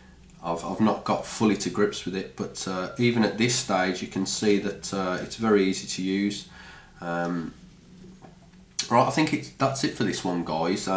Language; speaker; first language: English; native; English